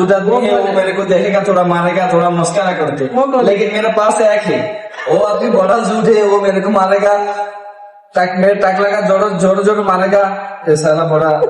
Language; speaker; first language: Hindi; non-native, learner; Bangla